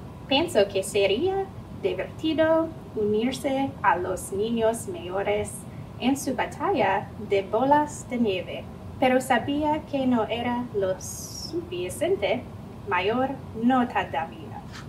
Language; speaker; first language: Spanish; non-native, fluent; English